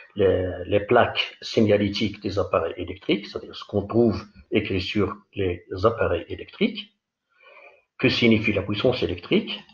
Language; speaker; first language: French; non-native, local second language; Arabic